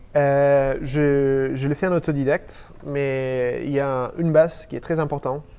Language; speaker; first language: French; non-native, fluent; Spanish